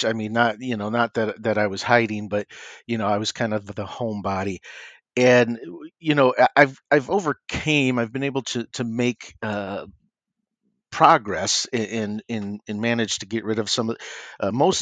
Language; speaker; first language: English; native; English